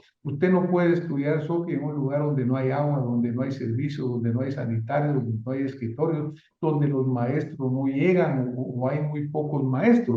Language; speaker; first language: Spanish; native; Spanish